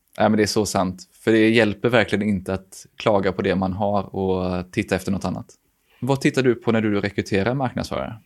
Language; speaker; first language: Swedish; native; Swedish